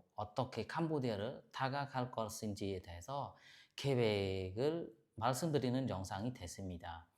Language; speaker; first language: Korean; non-native, fluent; Khmer